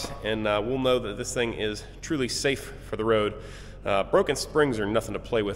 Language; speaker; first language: English; native; English